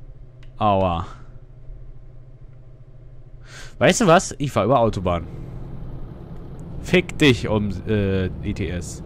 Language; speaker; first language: German; native; German